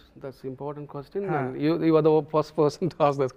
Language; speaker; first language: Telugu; non-native, local second language; Tamil